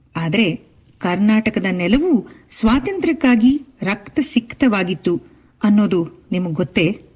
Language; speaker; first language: Kannada; native; Kannada